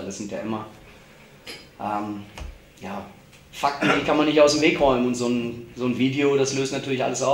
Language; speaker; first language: German; native; German